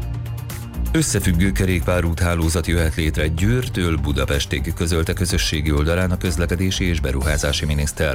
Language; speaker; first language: Hungarian; native; Hungarian